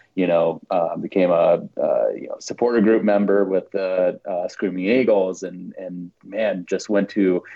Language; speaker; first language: English; native; English